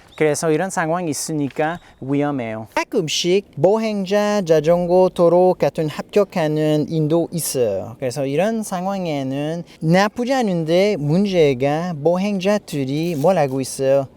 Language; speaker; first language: Korean; non-native, learner; English